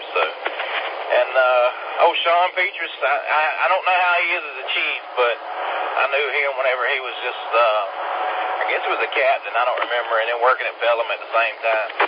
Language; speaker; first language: English; native; English